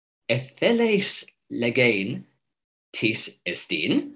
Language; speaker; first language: Greek; non-native, fluent; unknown